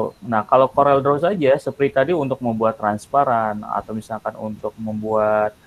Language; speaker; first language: Indonesian; native; Indonesian